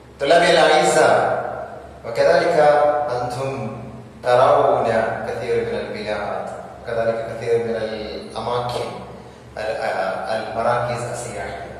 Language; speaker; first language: Arabic; non-native, fluent; Malayalam